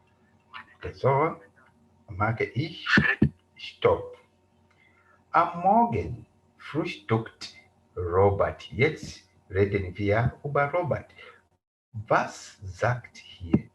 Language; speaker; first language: German; non-native, fluent; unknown